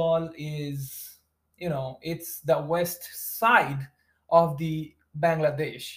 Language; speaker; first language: English; non-native, local second language; Bangla